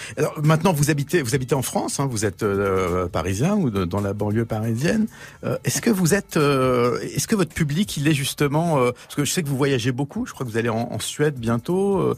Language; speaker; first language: French; native; French